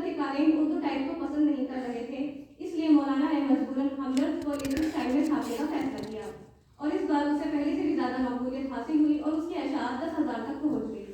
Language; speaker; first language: Urdu; native; Urdu